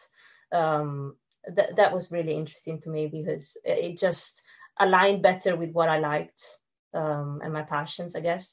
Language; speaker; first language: English; non-native, fluent; Italian